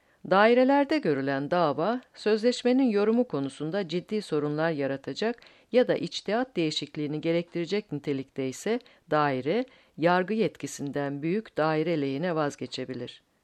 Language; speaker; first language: Turkish; native; Turkish